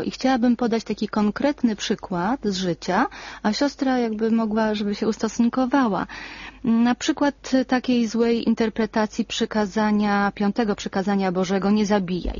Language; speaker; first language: Polish; native; Polish